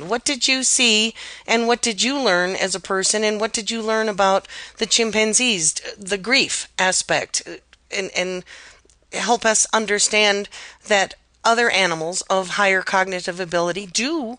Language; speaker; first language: English; native; English